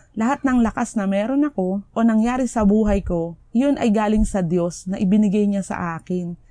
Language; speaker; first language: Filipino; native; Filipino